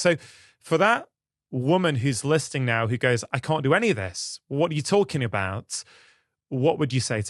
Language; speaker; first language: English; native; English